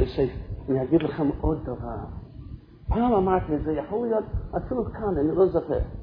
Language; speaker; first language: Hebrew; non-native, fluent; English